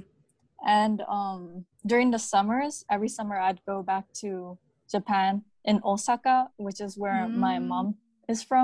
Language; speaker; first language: English; early bilingual, other home language; Japanese